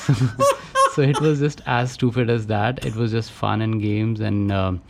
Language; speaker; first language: English; non-native, local second language; Hindi